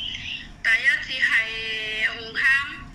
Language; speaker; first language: Cantonese; non-native, learner; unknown